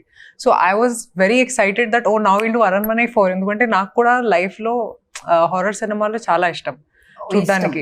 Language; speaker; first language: Telugu; non-native, local second language; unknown